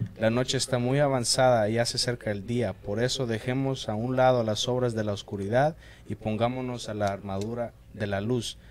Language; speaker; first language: Spanish; early bilingual, heritage; Spanish